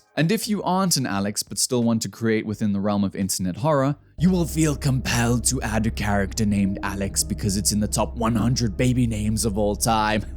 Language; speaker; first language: English; native; English